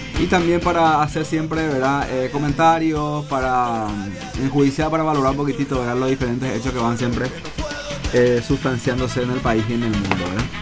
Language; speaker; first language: Spanish; non-native, local second language; Guarani